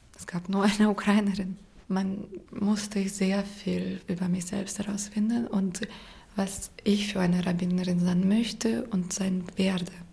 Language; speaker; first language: German; non-native, fluent; Russian